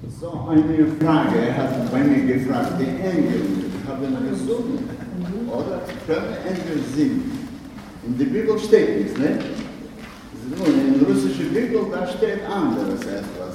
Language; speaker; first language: German; non-native, learner; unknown